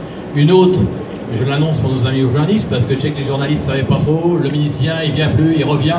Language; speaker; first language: French; native; French